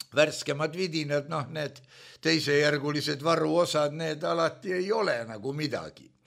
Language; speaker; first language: Estonian; native; Estonian